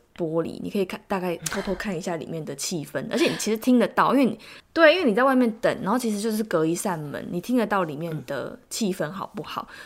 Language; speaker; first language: Chinese; native; Chinese